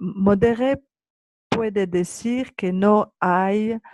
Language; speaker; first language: Spanish; non-native, learner; French